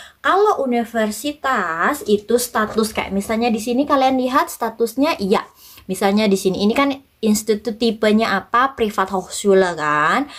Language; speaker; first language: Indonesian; native; Indonesian